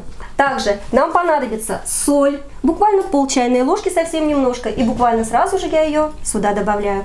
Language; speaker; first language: Russian; native; Russian